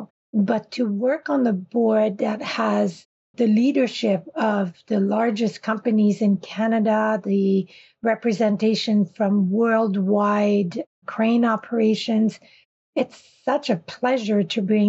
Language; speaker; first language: English; non-native, fluent; French